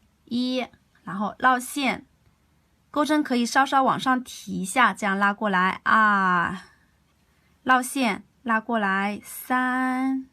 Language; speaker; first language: Chinese; native; Chinese